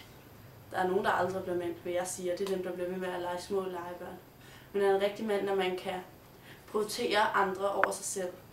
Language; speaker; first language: Danish; native; Danish